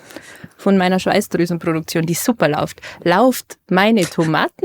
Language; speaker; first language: German; native; German